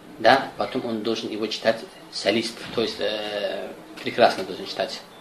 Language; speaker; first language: Russian; non-native, local second language; Azerbaijani